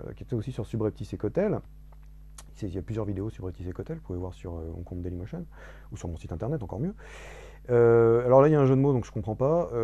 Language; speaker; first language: French; native; French